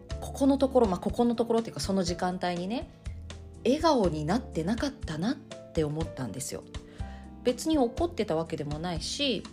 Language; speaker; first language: Japanese; native; Japanese